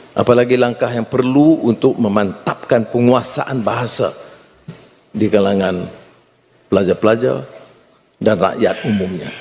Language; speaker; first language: Malay; native; Malay